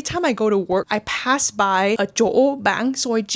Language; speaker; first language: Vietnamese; non-native, learner; English